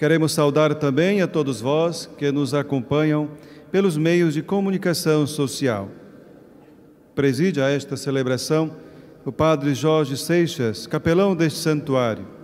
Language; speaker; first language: Portuguese; native; Portuguese